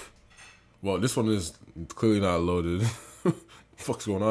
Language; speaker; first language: English; native; English